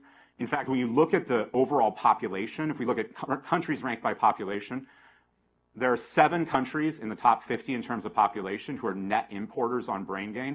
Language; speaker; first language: English; native; English